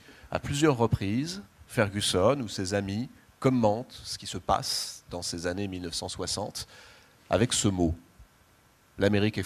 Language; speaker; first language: French; native; French